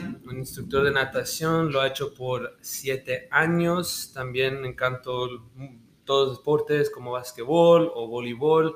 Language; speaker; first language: Spanish; early bilingual, heritage; Spanish